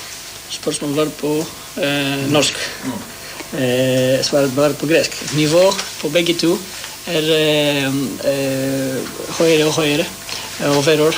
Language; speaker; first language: Norwegian; non-native, learner; Greek